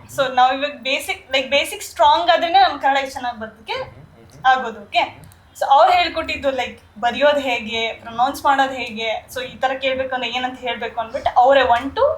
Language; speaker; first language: Kannada; early bilingual, other home language; Nepali